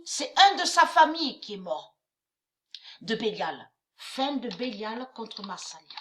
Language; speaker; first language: French; native; French